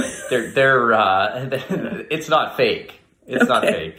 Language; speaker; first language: English; native; English